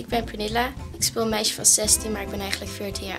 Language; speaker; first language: Dutch; native; Dutch